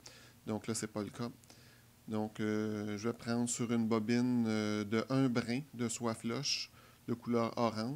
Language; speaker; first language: French; native; French